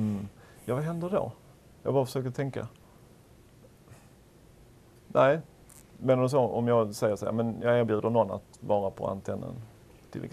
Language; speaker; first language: Swedish; native; Swedish